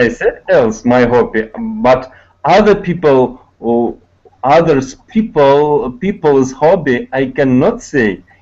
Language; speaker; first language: English; non-native, learner; Tatar